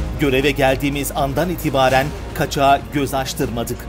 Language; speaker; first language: Turkish; native; Turkish